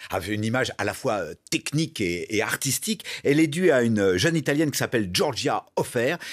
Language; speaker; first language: French; native; French